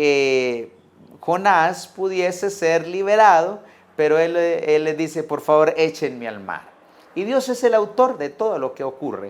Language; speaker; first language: Spanish; native; Spanish